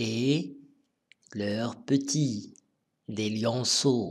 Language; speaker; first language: French; non-native, local second language; Arabic